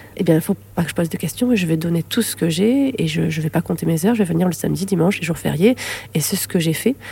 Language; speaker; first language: French; native; French